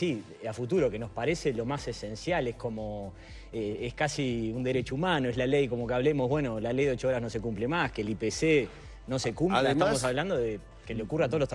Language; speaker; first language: Spanish; native; Spanish